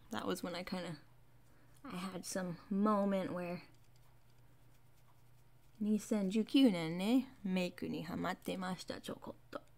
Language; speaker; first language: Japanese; non-native, fluent; English